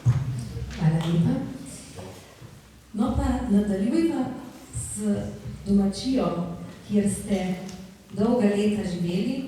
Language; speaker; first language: Slovenian; native; Slovenian